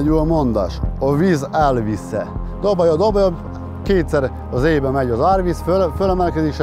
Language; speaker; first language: Hungarian; non-native, local second language; Ukrainian